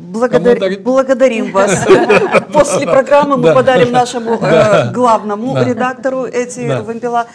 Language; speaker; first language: Russian; native; Russian